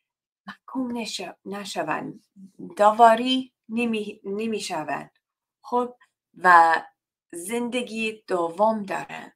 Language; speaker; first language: Persian; non-native, learner; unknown